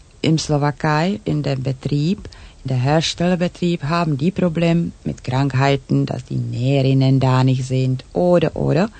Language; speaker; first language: German; non-native, fluent; Czech